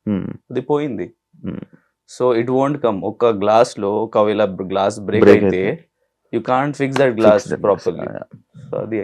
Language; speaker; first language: Telugu; non-native, learner; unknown